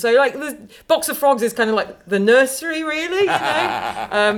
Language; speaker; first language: English; native; English